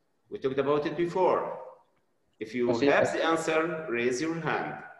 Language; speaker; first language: English; non-native, fluent; Arabic